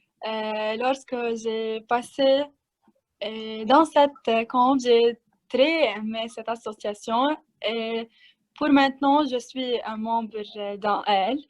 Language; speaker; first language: French; non-native, learner; Arabic